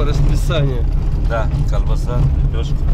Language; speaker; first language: Russian; non-native, learner; Uzbek